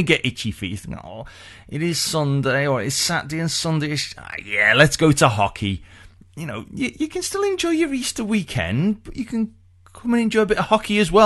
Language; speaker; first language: English; native; English